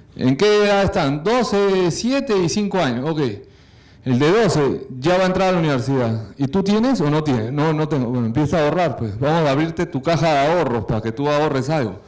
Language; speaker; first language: Spanish; native; Spanish